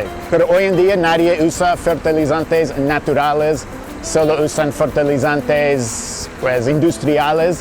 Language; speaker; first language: Spanish; non-native, fluent; English